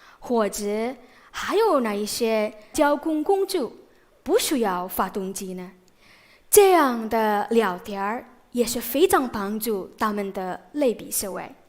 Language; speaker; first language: Chinese; non-native, fluent; Indonesian